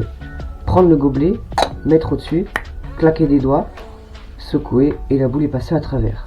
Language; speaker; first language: French; native; French